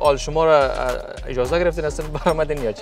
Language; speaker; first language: Persian; native; Persian